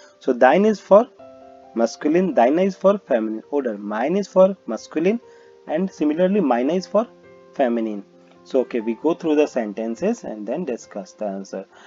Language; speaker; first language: English; non-native, local second language; Hindi